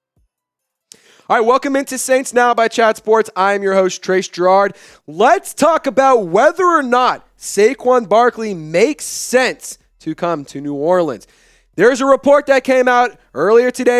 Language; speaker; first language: English; native; English